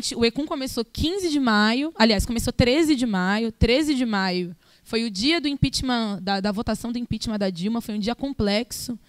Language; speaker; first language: Portuguese; native; Portuguese